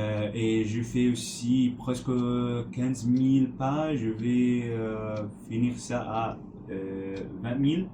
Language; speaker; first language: French; non-native, learner; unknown